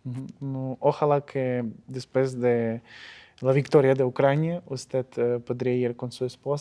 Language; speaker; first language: Spanish; non-native, fluent; Ukrainian